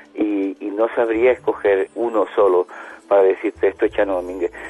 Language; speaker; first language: Spanish; native; Spanish